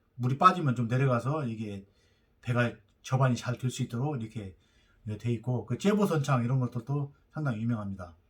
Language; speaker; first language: Korean; native; Korean